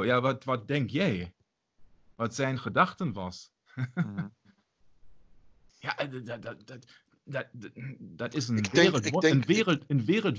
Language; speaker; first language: Dutch; non-native, learner; German